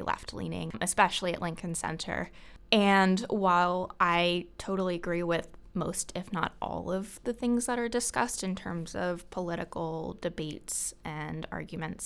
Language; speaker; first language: English; native; English